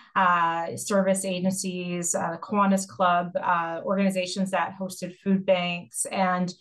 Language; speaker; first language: English; native; English